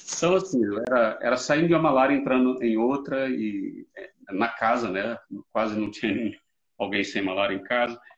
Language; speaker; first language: Portuguese; native; Portuguese